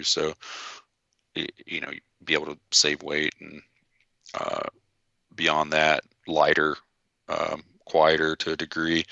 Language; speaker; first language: English; native; English